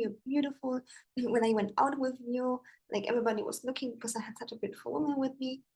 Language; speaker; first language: English; non-native, fluent; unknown